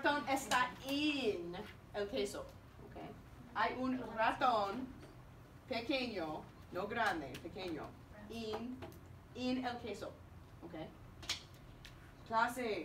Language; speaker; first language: Spanish; non-native, fluent; English